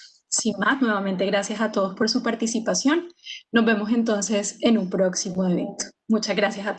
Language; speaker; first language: Spanish; native; Spanish